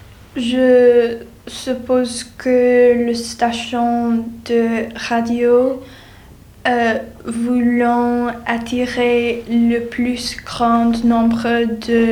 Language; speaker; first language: French; non-native, learner; English